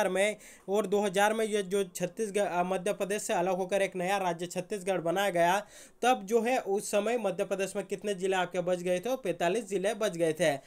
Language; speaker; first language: Hindi; native; Hindi